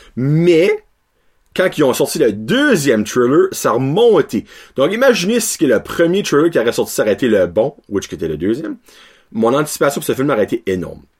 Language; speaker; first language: French; native; French